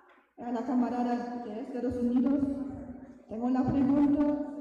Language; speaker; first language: Spanish; non-native, fluent; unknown